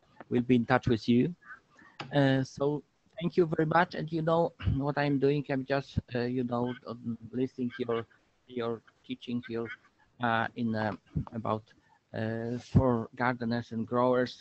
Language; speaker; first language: English; non-native, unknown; Polish